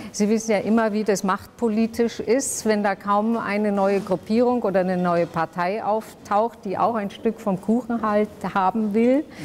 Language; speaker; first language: German; non-native, local second language; Yiddish